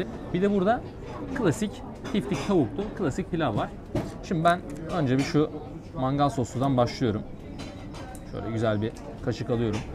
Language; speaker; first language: Turkish; native; Turkish